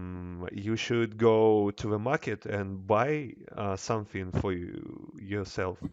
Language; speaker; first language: English; non-native, learner; Russian